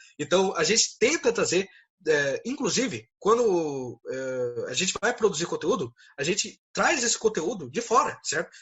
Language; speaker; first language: Portuguese; native; Portuguese